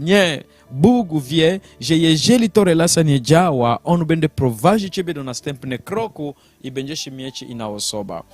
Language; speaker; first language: Polish; non-native, learner; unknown